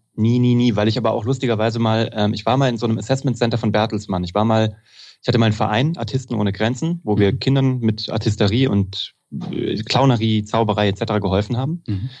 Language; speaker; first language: German; native; German